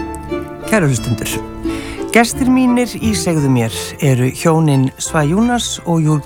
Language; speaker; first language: Icelandic; native; Icelandic